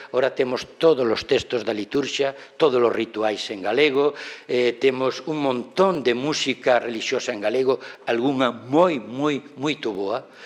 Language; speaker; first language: Galician; non-native, local second language; Spanish